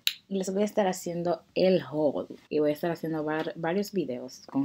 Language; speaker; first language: Spanish; native; Spanish